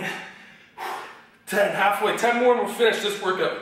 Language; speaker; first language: English; native; English